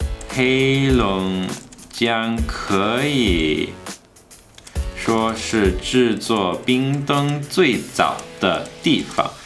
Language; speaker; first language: Chinese; non-native, fluent; English